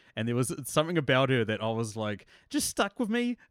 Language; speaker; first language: English; native; English